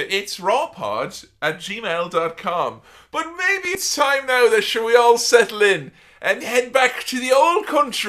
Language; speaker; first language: English; native; English